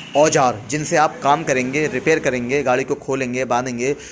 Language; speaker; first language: Hindi; native; Hindi